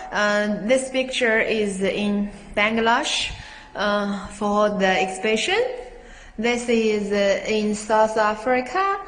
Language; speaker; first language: English; non-native, learner; Chinese